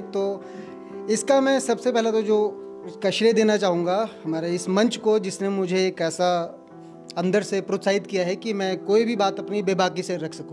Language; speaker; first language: Hindi; native; Hindi